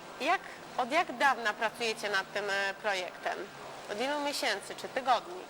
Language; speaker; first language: Polish; native; Polish